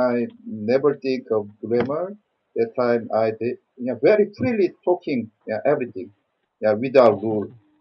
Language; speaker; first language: English; non-native, learner; Korean